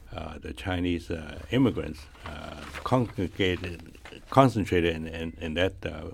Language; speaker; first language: English; non-native, fluent; Chinese